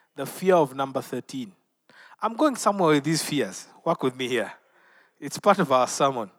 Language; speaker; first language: English; non-native, local second language; Luo (Kenya and Tanzania)